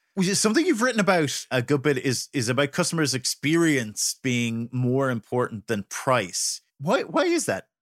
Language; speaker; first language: English; native; English